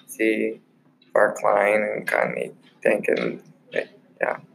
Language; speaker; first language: German; non-native, learner; English